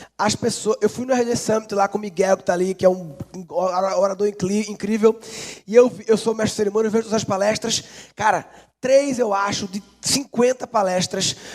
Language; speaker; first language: Portuguese; native; Portuguese